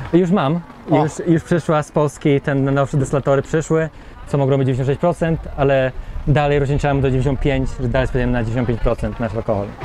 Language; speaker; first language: Polish; early bilingual, heritage; Polish